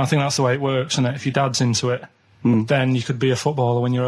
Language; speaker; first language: English; native; English